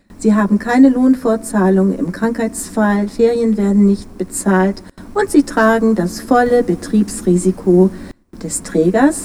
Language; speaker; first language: German; native; German